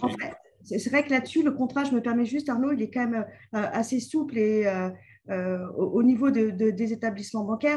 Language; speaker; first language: French; native; French